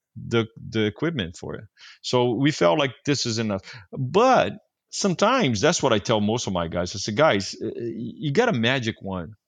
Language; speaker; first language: English; non-native, fluent; Portuguese